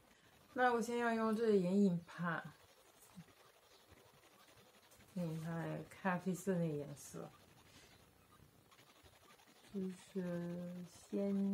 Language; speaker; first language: Chinese; non-native, fluent; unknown